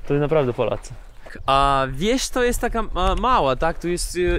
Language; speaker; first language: Polish; non-native, learner; Russian